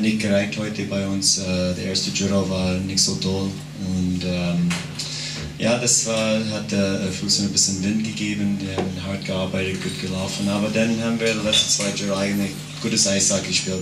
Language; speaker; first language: German; non-native, fluent; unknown